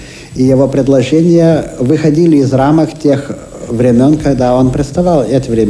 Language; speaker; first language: Russian; native; Russian